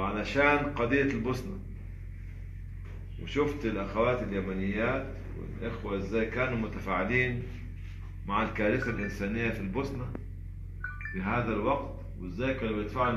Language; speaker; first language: Arabic; native; Arabic